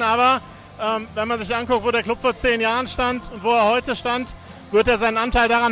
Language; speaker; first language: German; native; German